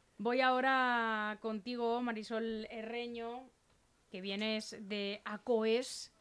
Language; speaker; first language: Spanish; native; Spanish